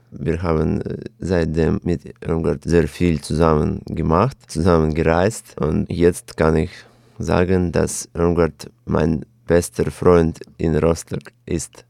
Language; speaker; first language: German; non-native, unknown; Russian